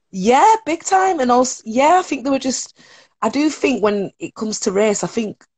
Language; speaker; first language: English; native; English